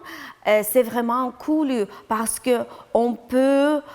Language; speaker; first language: French; non-native, learner; Ukrainian